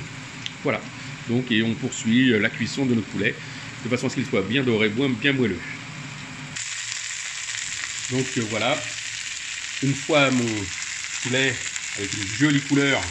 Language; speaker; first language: French; native; French